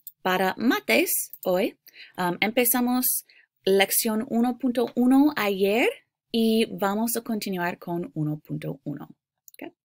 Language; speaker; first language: Spanish; non-native, fluent; English